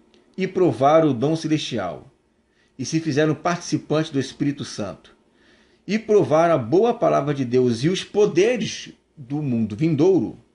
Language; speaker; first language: Portuguese; native; Portuguese